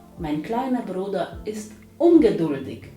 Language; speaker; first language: German; non-native, fluent; Ukrainian